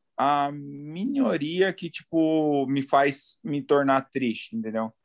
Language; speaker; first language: Portuguese; native; Portuguese